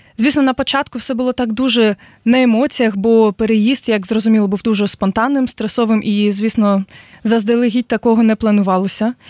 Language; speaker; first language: Ukrainian; native; Ukrainian